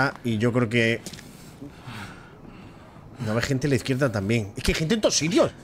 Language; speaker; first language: Spanish; native; Spanish